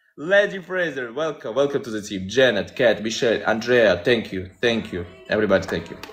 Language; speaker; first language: English; non-native, learner; Russian